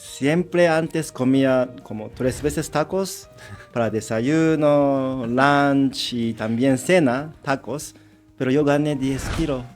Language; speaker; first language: Spanish; non-native, learner; Japanese